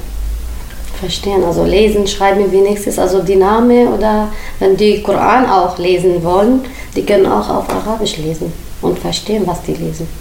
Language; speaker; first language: German; non-native, learner; Arabic